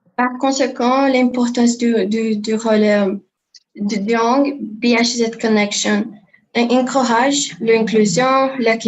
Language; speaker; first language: French; non-native, learner; Portuguese